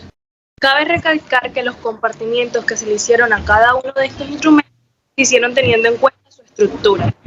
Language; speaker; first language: Spanish; native; Spanish